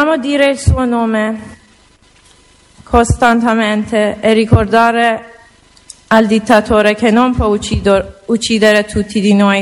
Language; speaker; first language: Italian; non-native, learner; Persian